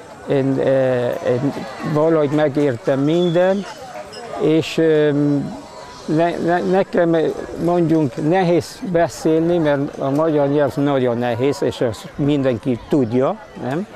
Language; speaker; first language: Hungarian; early bilingual, heritage; Hungarian